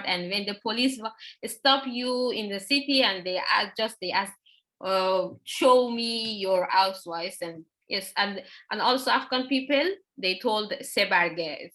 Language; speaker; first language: English; non-native, learner; Persian